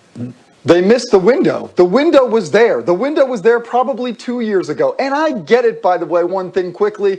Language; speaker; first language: English; native; English